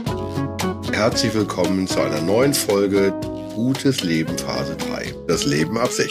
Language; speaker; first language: German; native; German